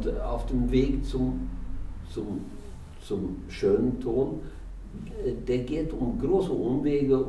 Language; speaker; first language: German; non-native, fluent; Norwegian